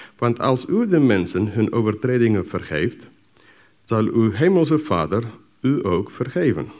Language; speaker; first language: Dutch; non-native, fluent; English